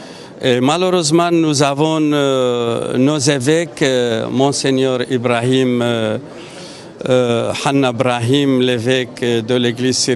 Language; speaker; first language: French; non-native, fluent; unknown